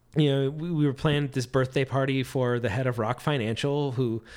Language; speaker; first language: English; native; English